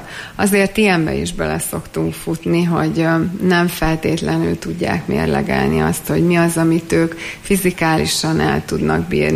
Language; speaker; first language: Hungarian; native; Hungarian